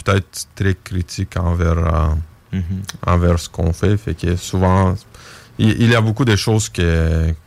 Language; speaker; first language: French; non-native, fluent; Bulgarian